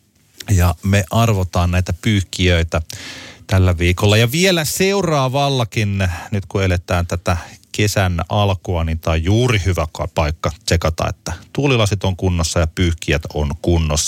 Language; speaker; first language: Finnish; native; Finnish